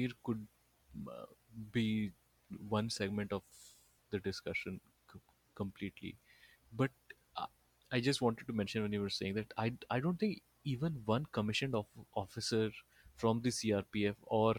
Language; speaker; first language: English; non-native, local second language; Bangla